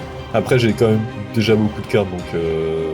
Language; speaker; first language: French; native; French